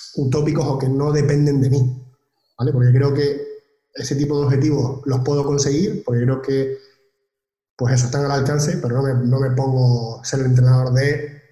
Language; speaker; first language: Spanish; native; Spanish